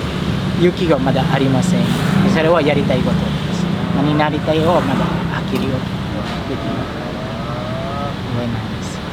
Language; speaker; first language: Japanese; non-native, fluent; Indonesian